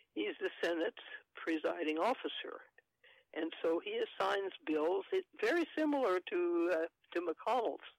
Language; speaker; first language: English; native; English